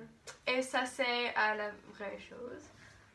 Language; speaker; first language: French; non-native, learner; English